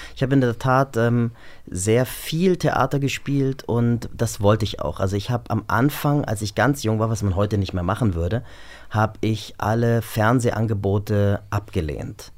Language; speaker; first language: German; early bilingual, other home language; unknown